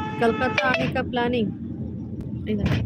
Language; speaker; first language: Hindi; non-native, local second language; Bangla